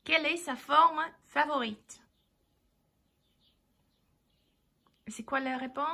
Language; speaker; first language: French; non-native, learner; English